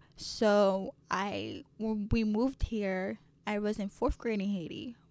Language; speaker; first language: English; early bilingual, other home language; French